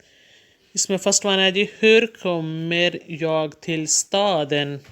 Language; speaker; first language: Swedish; non-native, learner; Urdu